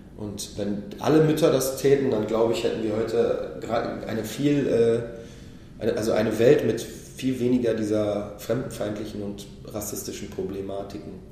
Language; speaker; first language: German; early bilingual, other home language; Hebrew